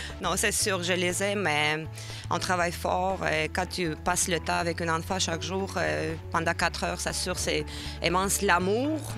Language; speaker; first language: French; non-native, fluent; Russian